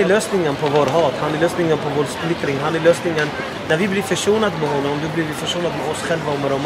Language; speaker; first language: Swedish; non-native, learner; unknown